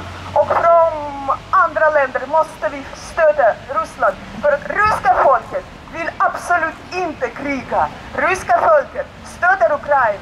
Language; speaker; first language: Swedish; non-native, learner; Russian